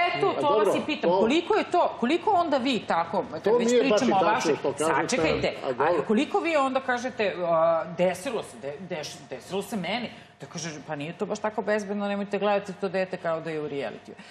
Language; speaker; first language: Serbian; native; Serbian